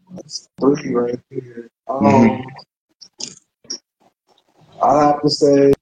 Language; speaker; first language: English; native; English